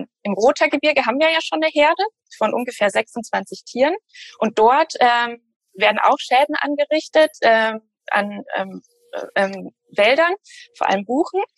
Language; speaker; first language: German; native; German